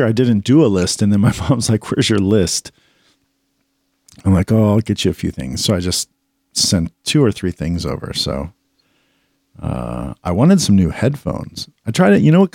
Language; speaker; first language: English; native; English